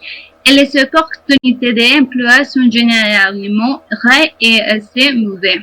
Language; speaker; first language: French; non-native, learner; Spanish